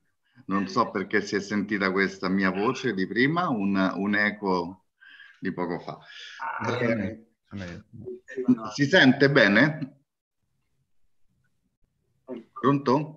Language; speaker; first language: Italian; native; Italian